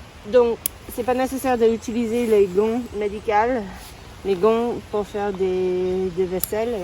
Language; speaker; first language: French; non-native, learner; English